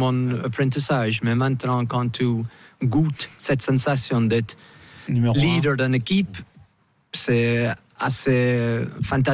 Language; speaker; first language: French; non-native, fluent; English